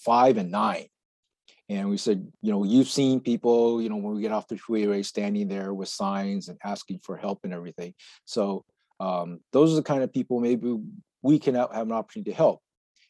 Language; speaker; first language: English; native; English